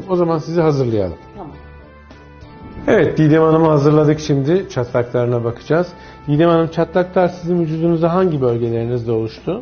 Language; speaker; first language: Turkish; native; Turkish